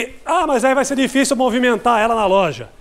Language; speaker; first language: Portuguese; native; Portuguese